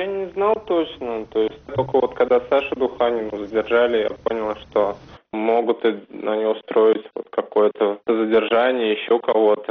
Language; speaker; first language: Russian; native; Russian